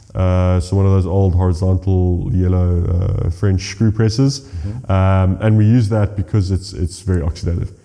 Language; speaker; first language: English; native; English